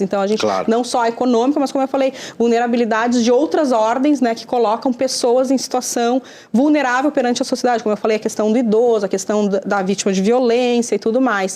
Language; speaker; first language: Portuguese; native; Portuguese